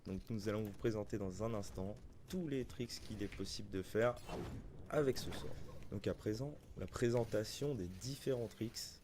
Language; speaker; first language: French; native; French